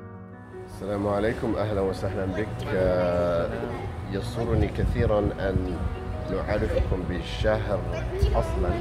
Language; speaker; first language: Arabic; non-native, fluent; English